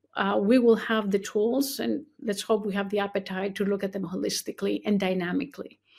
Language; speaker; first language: English; non-native, fluent; Greek